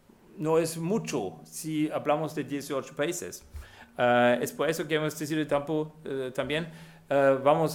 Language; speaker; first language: Spanish; non-native, fluent; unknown